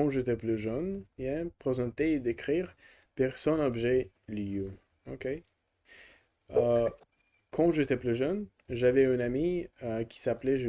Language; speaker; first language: French; non-native, learner; Russian